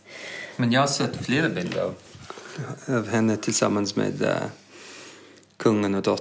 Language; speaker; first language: Swedish; non-native, fluent; English